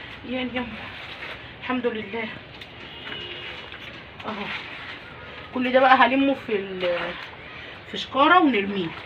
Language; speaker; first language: Arabic; native; Arabic